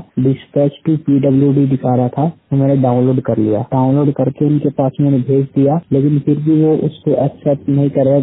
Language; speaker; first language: Hindi; native; Hindi